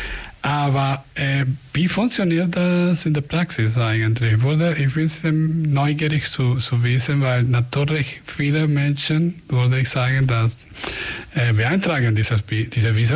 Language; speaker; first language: German; non-native, fluent; Spanish